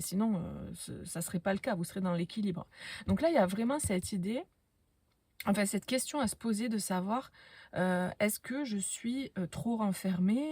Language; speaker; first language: French; native; French